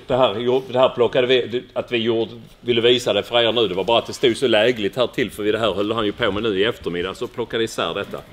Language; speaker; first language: Swedish; native; Swedish